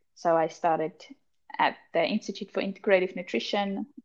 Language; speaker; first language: English; non-native, fluent; German